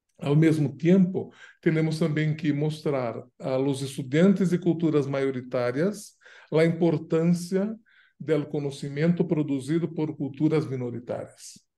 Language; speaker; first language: Portuguese; native; Portuguese